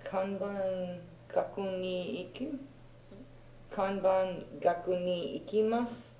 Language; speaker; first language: Japanese; non-native, learner; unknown